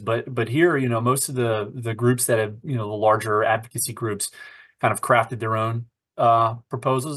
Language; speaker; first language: English; native; English